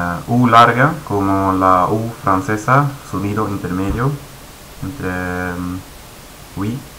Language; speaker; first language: Spanish; non-native, fluent; Swedish